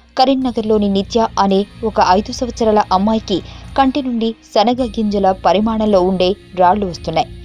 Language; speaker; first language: Telugu; native; Telugu